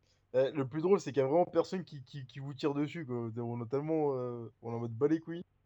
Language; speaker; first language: French; native; French